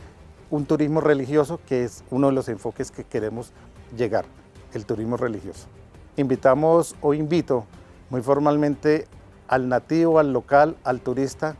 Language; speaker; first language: Spanish; native; Spanish